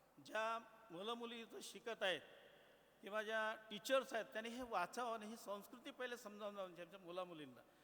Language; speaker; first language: Marathi; non-native, local second language; Gondi